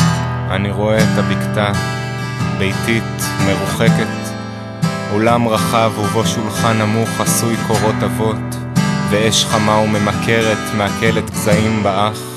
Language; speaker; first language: Hebrew; native; Hebrew